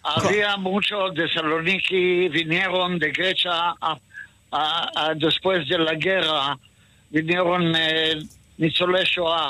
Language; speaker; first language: Spanish; early bilingual, heritage; Ladino